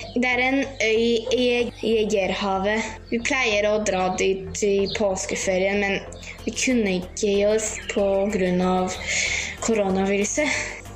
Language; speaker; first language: Norwegian; early bilingual, heritage; Greek